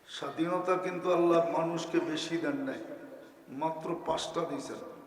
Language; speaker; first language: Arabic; non-native, fluent; Bangla